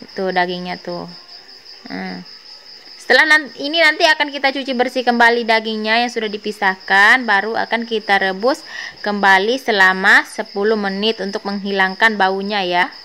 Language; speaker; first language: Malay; non-native, local second language; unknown